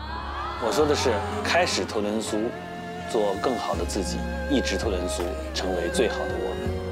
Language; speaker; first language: Chinese; native; Chinese